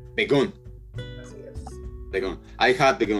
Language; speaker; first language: English; non-native, learner; Spanish